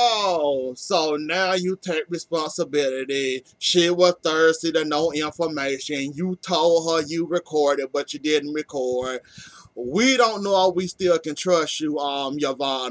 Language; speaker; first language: English; native; English